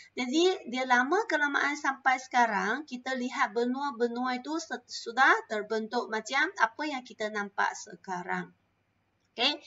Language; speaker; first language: Malay; non-native, local second language; Chinese